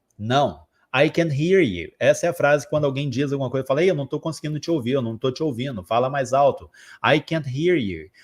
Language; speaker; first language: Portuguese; native; Portuguese